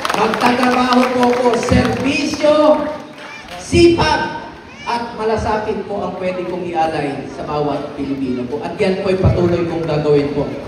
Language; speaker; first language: Filipino; non-native, local second language; Cebuano